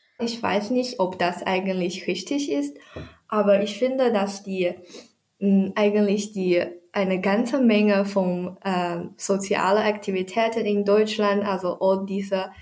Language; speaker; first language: German; non-native, learner; Chinese